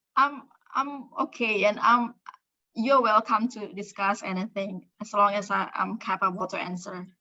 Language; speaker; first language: English; non-native, fluent; Indonesian